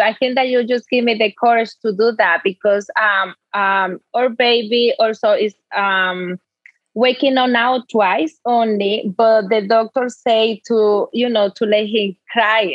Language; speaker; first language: English; non-native, fluent; Spanish